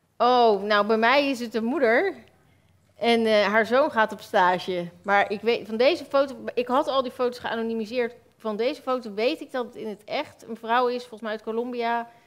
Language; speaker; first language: Dutch; native; Dutch